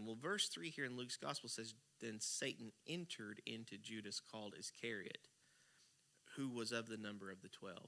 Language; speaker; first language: English; native; English